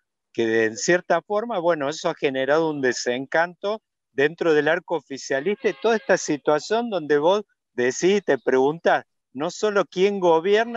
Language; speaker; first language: Spanish; native; Spanish